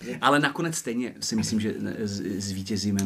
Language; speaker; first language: Czech; native; Czech